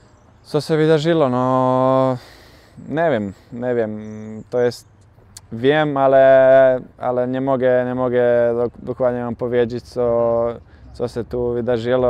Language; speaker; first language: Polish; non-native, learner; Bosnian